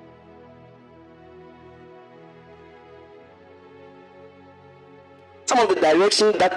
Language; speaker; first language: English; non-native, local second language; Akan